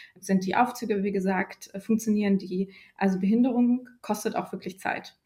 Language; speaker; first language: German; early bilingual, other home language; Polish